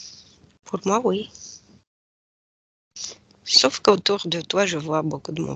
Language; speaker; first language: French; non-native, fluent; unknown